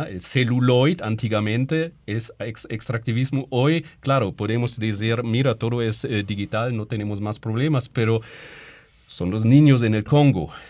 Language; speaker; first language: Spanish; non-native, fluent; German